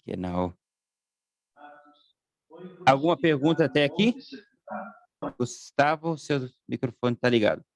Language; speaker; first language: Portuguese; non-native, fluent; German